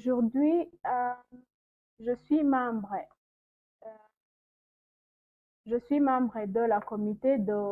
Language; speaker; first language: French; non-native, local second language; Kinyarwanda